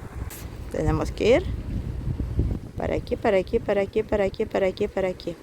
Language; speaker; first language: Spanish; non-native, fluent; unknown